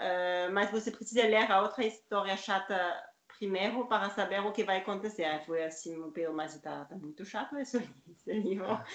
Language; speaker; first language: Portuguese; non-native, learner; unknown